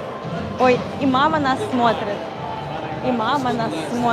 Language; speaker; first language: Russian; native; Russian